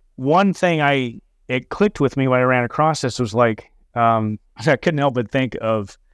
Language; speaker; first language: English; native; English